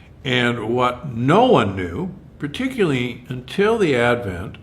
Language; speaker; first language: English; native; English